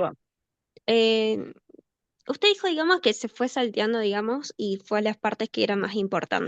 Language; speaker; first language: Spanish; native; Spanish